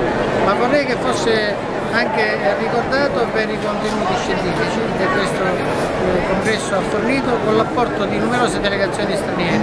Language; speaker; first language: Italian; native; Italian